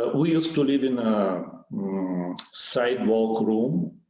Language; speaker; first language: English; non-native, fluent; Bulgarian